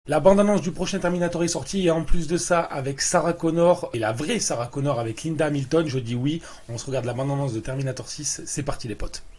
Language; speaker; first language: French; native; French